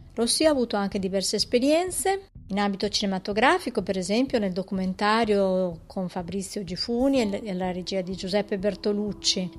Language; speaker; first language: Italian; native; Italian